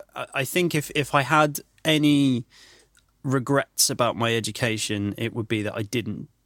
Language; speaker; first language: English; native; English